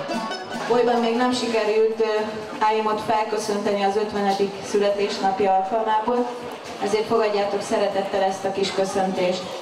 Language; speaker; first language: Hungarian; native; Hungarian